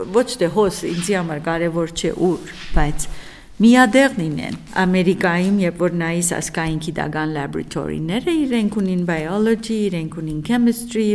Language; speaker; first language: Armenian; early bilingual, heritage; Arabic